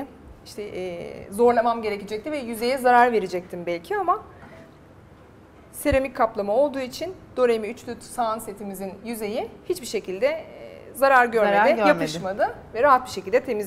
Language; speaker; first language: Turkish; native; Turkish